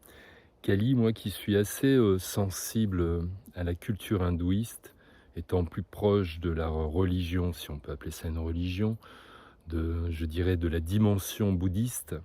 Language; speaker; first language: French; native; French